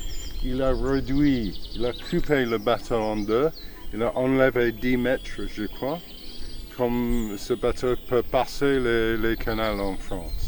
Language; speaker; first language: French; non-native, fluent; English